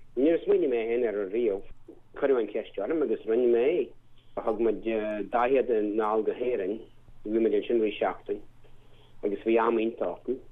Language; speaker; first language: Irish; native; Irish